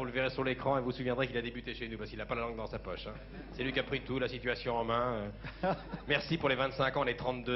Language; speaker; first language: French; native; French